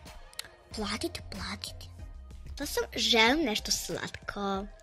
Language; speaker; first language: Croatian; early bilingual, other home language; Russian